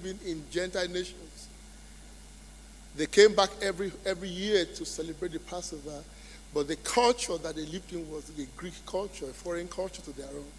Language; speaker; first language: English; non-native, local second language; Yoruba